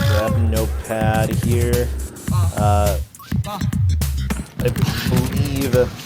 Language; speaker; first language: English; native; English